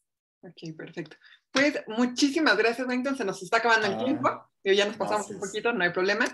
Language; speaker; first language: Spanish; native; Spanish